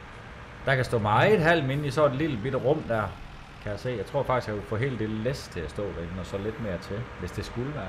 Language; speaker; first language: Danish; native; Danish